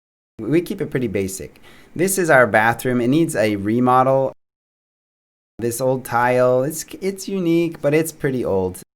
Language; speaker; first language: English; native; English